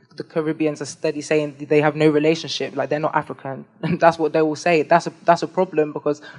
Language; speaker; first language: English; native; English